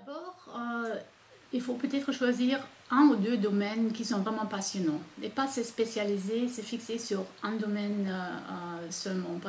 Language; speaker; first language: French; non-native, fluent; German